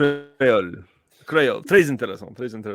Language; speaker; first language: French; non-native, learner; English